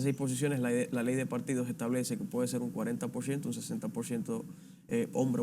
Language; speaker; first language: Spanish; native; Spanish